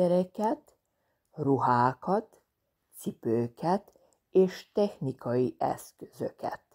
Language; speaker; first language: Hungarian; non-native, fluent; Serbian